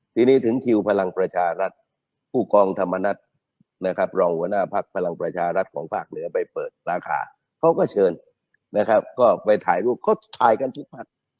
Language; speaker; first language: Thai; native; Thai